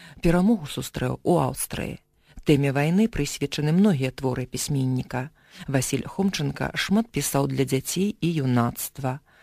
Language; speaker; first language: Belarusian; native; Belarusian